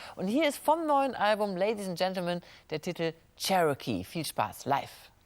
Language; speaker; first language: German; native; German